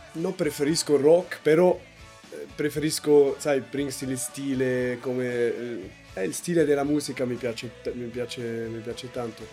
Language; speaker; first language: Italian; non-native, learner; German